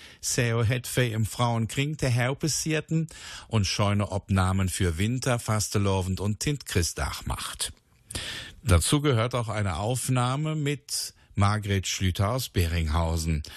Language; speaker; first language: German; native; German